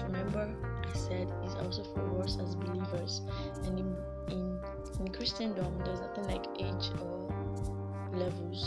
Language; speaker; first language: English; non-native, local second language; Yoruba